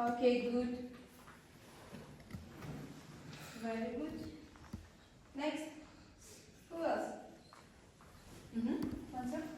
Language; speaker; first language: English; non-native, learner; Kazakh